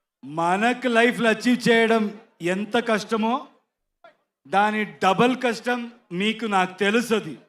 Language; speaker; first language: Telugu; non-native, learner; Kannada